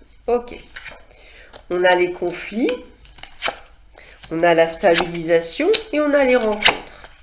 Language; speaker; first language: French; native; French